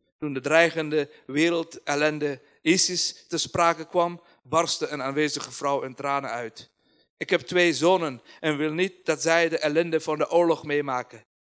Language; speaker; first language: Dutch; non-native, fluent; Persian